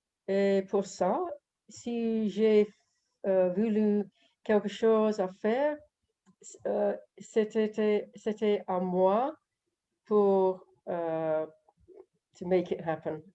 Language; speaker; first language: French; non-native, learner; English